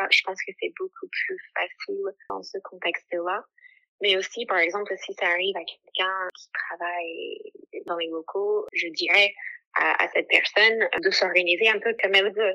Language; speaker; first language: French; non-native, fluent; English